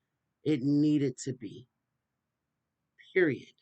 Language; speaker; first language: English; native; English